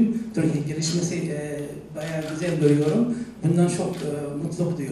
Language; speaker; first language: Turkish; non-native, learner; Arabic